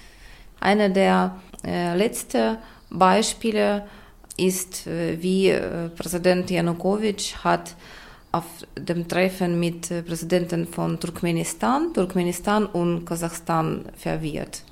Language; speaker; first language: German; non-native, fluent; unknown